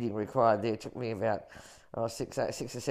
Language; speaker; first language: English; native; English